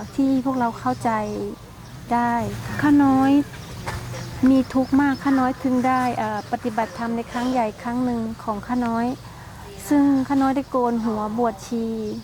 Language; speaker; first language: Thai; native; Thai